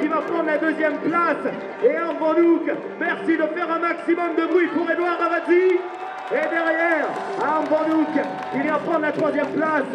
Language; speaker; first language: French; native; French